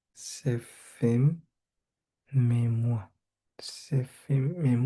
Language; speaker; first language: French; non-native, learner; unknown